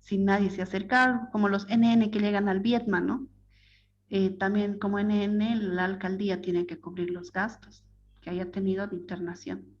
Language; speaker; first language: Spanish; native; Spanish